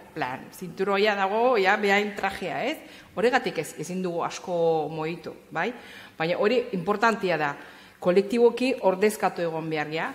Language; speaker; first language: Basque; non-native, fluent; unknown